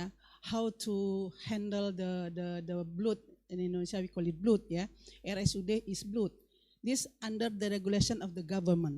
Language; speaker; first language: English; non-native, learner; Indonesian